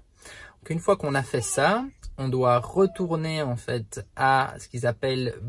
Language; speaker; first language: French; native; French